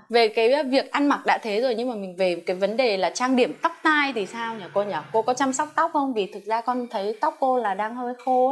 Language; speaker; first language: Vietnamese; native; Vietnamese